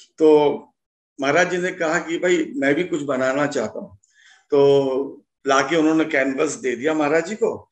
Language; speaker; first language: Hindi; native; Hindi